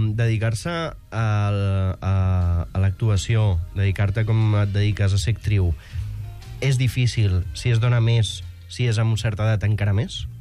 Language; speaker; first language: Catalan; native; Catalan